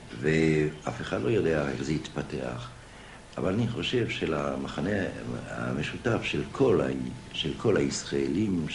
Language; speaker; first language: Hebrew; non-native, fluent; French